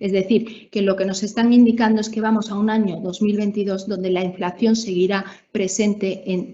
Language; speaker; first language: Spanish; native; Spanish